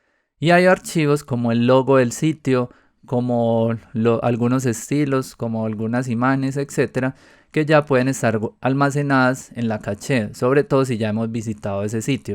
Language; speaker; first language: Spanish; native; Spanish